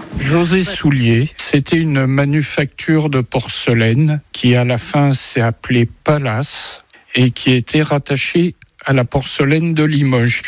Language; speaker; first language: French; native; French